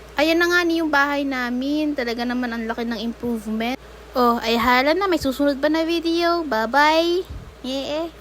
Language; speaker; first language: Filipino; native; Filipino